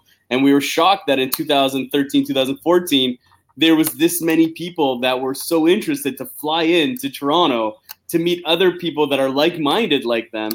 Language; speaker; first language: English; native; English